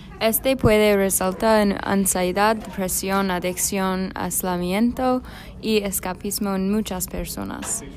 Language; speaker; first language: Spanish; non-native, learner; English